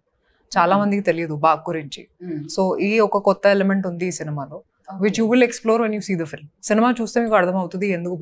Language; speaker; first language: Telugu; non-native, fluent; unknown